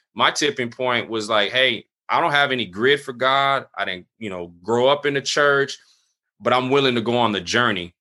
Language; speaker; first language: English; native; English